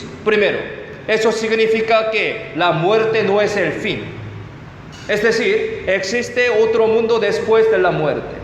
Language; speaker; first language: Spanish; non-native, fluent; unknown